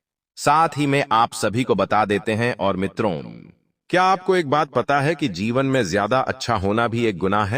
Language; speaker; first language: Hindi; native; Hindi